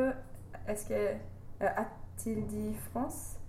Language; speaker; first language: French; non-native, fluent; English